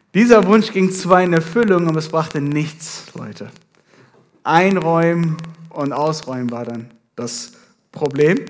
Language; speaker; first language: German; non-native, fluent; Persian